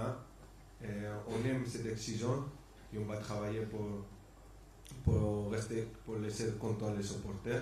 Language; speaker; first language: French; non-native, fluent; Spanish